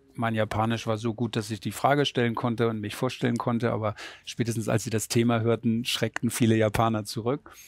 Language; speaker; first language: German; native; German